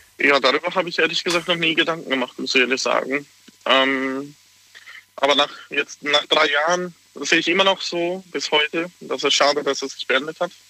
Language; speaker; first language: German; non-native, fluent; Hungarian